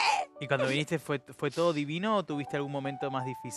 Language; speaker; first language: Spanish; native; Spanish